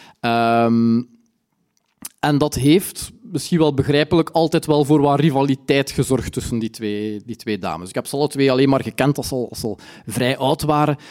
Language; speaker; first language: Dutch; native; Dutch